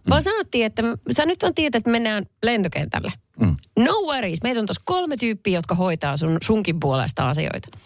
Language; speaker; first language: Finnish; native; Finnish